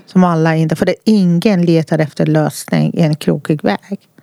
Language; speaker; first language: Swedish; non-native, fluent; Persian